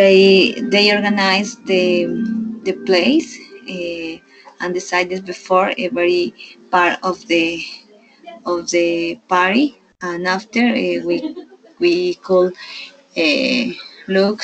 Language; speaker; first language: English; non-native, learner; Spanish